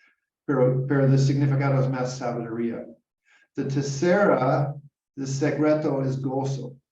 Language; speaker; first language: Spanish; non-native, learner; English